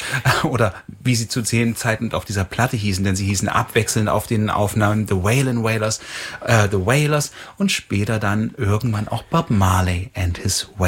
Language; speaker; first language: German; native; German